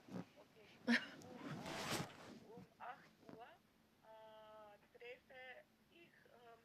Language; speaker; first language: German; non-native, learner; Macedonian